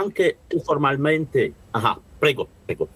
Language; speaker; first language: Italian; non-native, learner; Russian